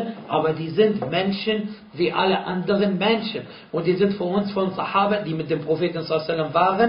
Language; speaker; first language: German; non-native, fluent; Arabic